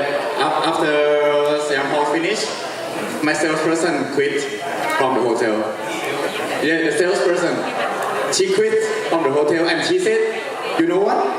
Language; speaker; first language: English; non-native, fluent; Thai